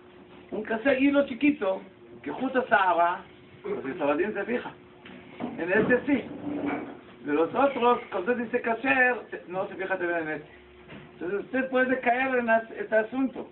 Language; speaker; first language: Spanish; non-native, learner; Hebrew